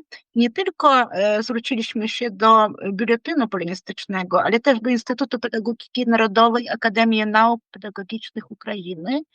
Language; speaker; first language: Polish; non-native, fluent; Ukrainian